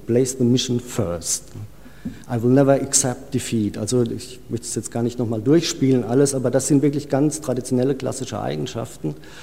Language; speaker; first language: German; native; German